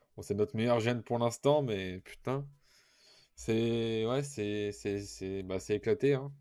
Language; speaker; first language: French; native; French